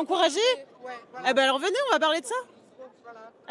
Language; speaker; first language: French; native; French